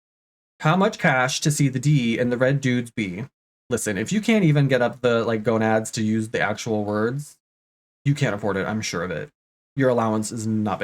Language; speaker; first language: English; native; English